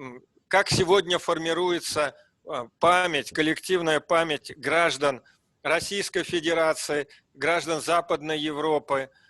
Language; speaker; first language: Russian; native; Russian